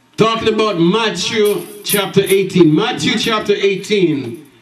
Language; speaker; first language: English; native; English